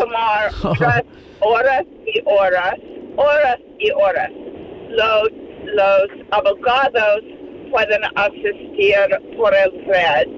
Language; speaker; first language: Spanish; non-native, learner; English